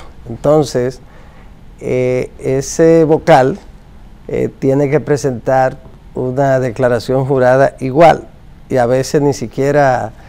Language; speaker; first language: Spanish; native; Spanish